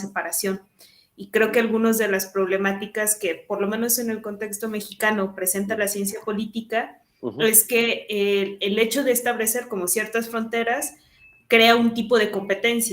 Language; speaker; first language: Spanish; native; Spanish